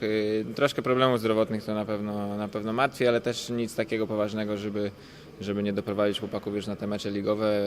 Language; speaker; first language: Polish; native; Polish